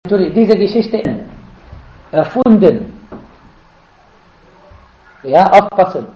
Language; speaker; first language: German; non-native, fluent; Arabic